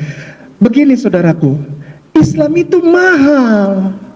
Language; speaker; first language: Indonesian; native; Indonesian